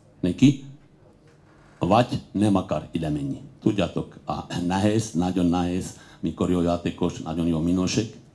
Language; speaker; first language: Hungarian; non-native, learner; Slovak